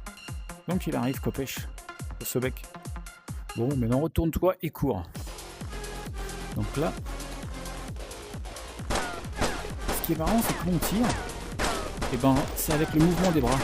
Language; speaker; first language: French; native; French